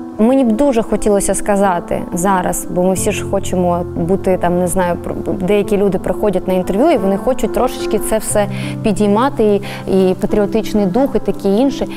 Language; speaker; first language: Ukrainian; native; Ukrainian